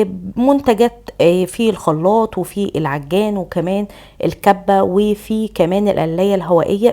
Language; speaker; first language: Arabic; native; Arabic